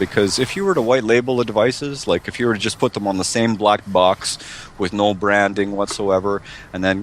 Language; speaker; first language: English; native; English